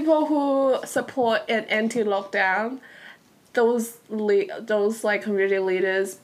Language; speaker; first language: English; non-native, fluent; Cantonese